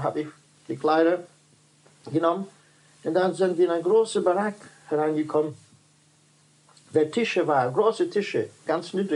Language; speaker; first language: German; non-native, learner; Dutch